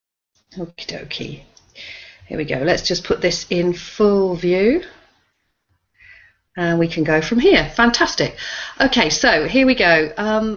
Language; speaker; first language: English; native; English